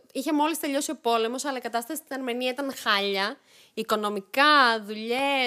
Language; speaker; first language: Greek; early bilingual, other home language; Armenian